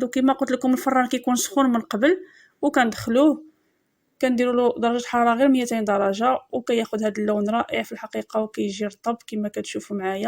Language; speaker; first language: Arabic; native; Arabic